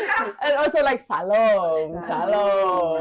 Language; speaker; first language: English; non-native, learner; Indonesian